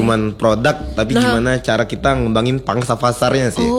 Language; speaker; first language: Indonesian; native; Indonesian